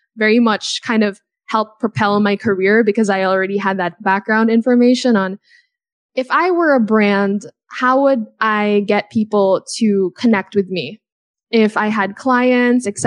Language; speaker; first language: English; native; English